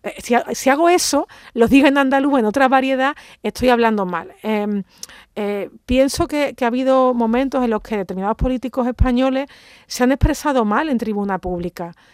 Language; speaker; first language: Spanish; native; Spanish